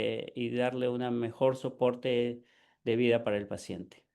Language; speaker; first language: Spanish; native; Spanish